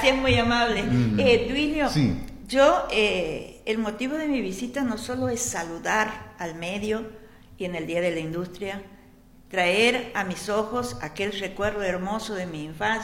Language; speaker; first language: Spanish; native; Spanish